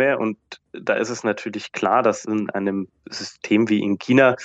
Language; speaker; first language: German; native; German